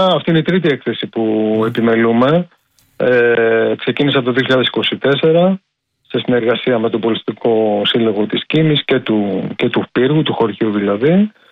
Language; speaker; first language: Greek; native; Greek